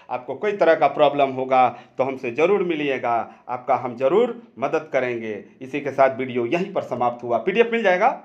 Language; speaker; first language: Hindi; native; Hindi